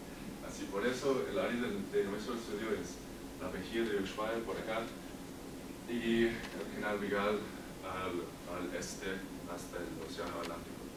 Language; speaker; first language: Spanish; non-native, learner; English